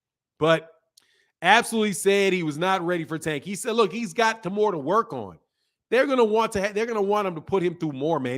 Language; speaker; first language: English; native; English